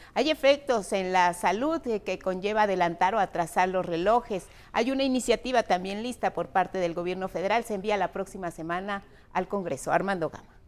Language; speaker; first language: Spanish; native; Spanish